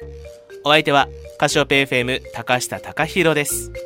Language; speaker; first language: Japanese; native; Japanese